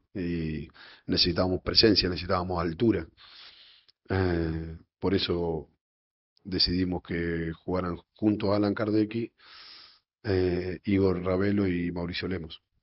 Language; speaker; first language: Spanish; native; Spanish